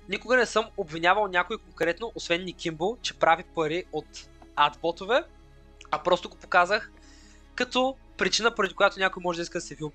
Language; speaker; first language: Bulgarian; native; Bulgarian